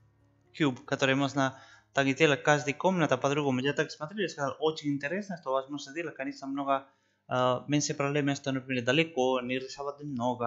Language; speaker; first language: Russian; non-native, learner; Spanish